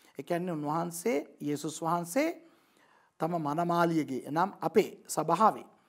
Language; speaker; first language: Sinhala; non-native, local second language; Tamil